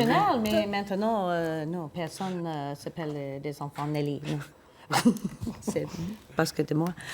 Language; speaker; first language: French; non-native, learner; English